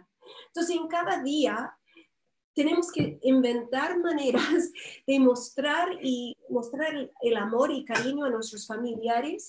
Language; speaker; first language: Spanish; non-native, fluent; English